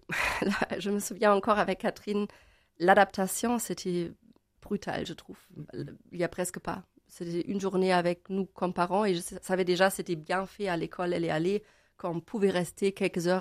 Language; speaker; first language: French; non-native, learner; German